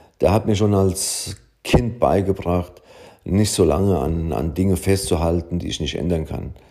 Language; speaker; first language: German; early bilingual, other home language; Italian